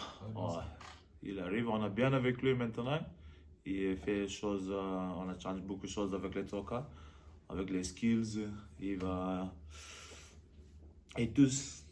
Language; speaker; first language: French; non-native, learner; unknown